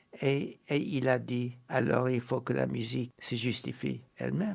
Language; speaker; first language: French; non-native, fluent; English